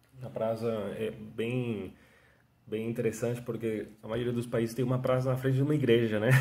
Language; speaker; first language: Portuguese; non-native, fluent; Spanish